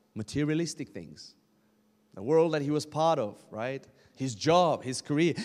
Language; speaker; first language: English; non-native, fluent; Romanian